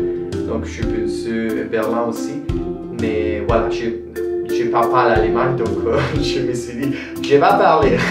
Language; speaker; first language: French; non-native, learner; Italian